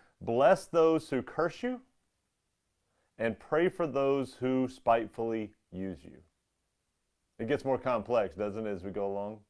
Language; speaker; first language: English; native; English